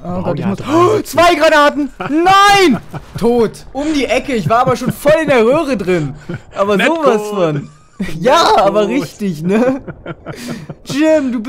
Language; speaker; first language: German; native; German